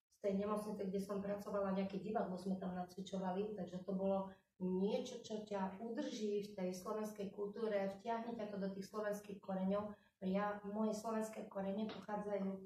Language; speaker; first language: Slovak; native; Slovak